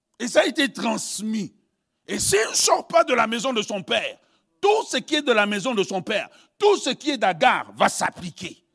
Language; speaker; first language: French; early bilingual, other home language; Lingala